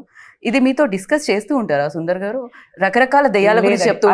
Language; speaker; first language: Telugu; native; Telugu